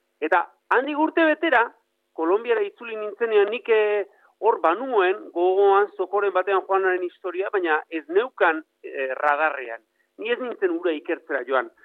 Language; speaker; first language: Basque; native; Basque